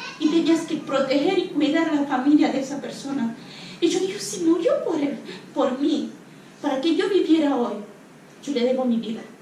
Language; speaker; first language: Spanish; non-native, local second language; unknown